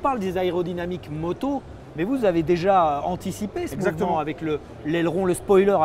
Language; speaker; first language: French; native; French